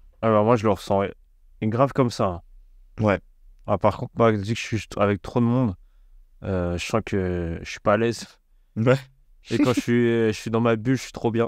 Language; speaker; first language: French; native; French